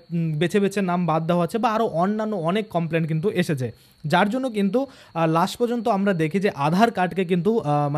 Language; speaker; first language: Bangla; native; Bangla